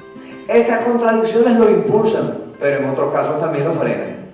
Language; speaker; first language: Spanish; native; Spanish